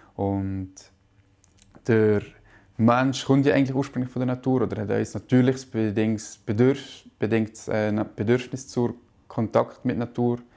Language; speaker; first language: German; native; German